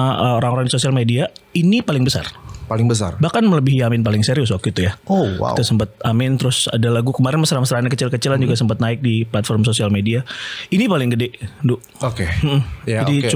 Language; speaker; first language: Indonesian; native; Indonesian